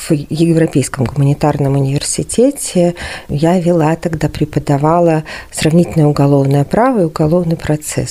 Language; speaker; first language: Russian; native; Russian